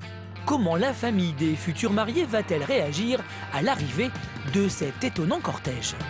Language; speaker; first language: French; native; French